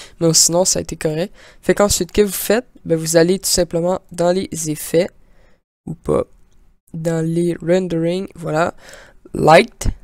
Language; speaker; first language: French; native; French